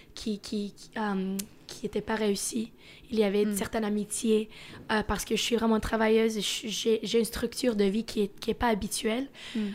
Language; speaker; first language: French; early bilingual, other home language; Russian